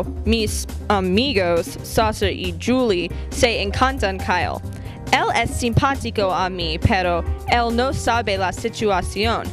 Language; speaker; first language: Spanish; non-native, learner; English